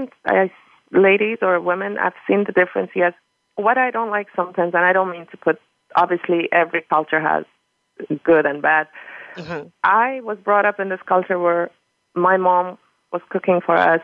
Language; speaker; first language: English; non-native, fluent; Persian